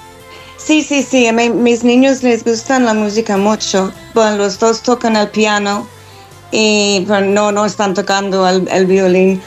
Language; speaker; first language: Spanish; non-native, fluent; English